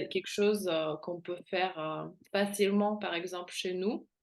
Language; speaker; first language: French; non-native, fluent; Slovak